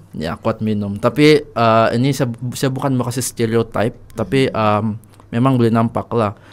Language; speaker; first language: Malay; native; Malay